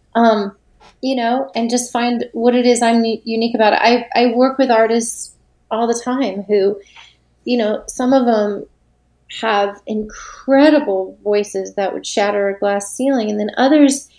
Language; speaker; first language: English; native; English